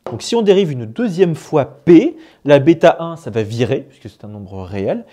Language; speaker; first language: French; native; French